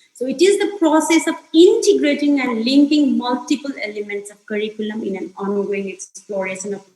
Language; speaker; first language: English; non-native, local second language; Nepali